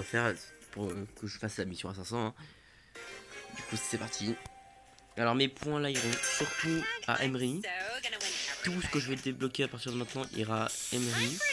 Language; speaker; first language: French; native; French